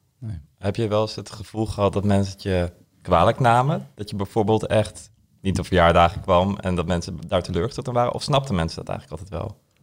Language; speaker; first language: Dutch; native; Dutch